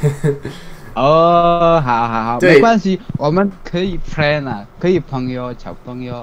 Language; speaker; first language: Chinese; non-native, learner; Indonesian